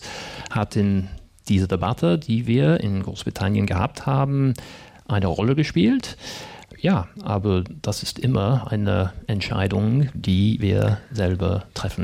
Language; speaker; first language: German; non-native, fluent; English